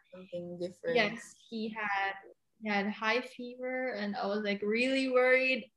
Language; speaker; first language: English; non-native, local second language; Cebuano